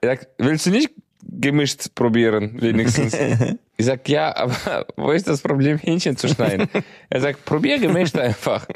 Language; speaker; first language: German; native; German